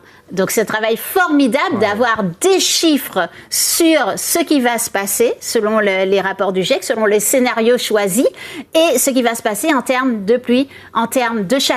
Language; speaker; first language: French; native; French